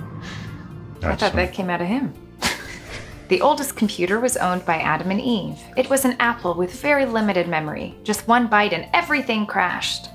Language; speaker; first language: English; native; English